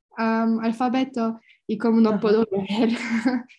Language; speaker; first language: Spanish; non-native, learner; Polish